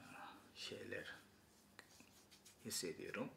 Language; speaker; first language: Turkish; non-native, fluent; Korean